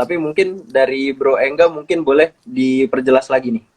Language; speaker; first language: Indonesian; native; Indonesian